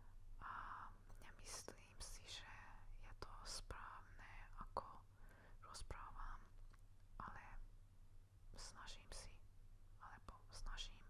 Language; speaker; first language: Slovak; non-native, local second language; Hungarian